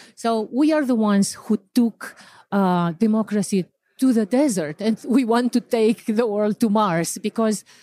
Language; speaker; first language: English; non-native, fluent; Romanian